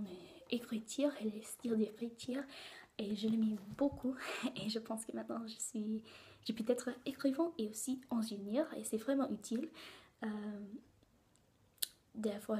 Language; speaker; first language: French; non-native, learner; English